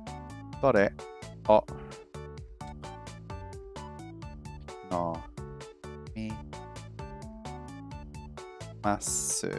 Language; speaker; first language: Japanese; non-native, learner; English